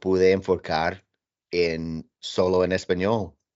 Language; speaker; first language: Spanish; non-native, learner; English